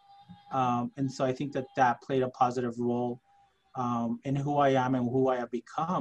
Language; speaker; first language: English; early bilingual, other home language; Spanish